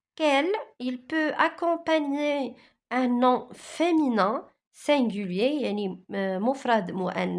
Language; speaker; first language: French; non-native, local second language; Arabic